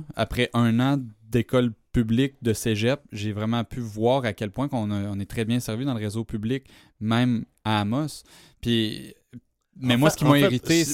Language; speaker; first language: French; native; French